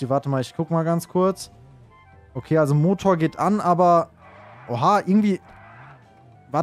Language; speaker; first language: German; native; German